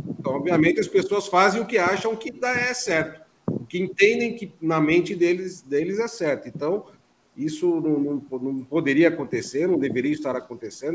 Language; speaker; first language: Portuguese; native; Portuguese